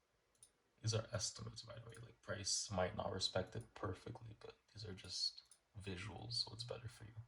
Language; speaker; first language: English; native; English